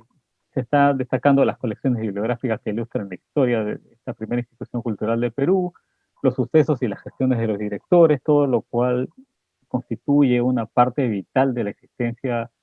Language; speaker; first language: Spanish; native; Spanish